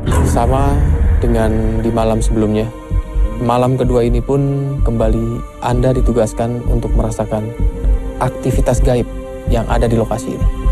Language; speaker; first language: Indonesian; native; Indonesian